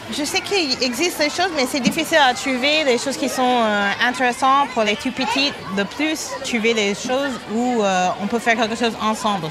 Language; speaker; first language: French; non-native, fluent; English